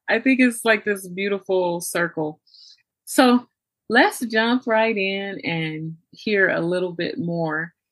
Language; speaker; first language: English; native; English